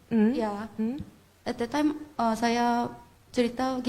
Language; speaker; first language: Indonesian; non-native, learner; Korean